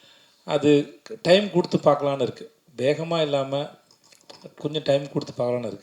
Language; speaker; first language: Tamil; native; Tamil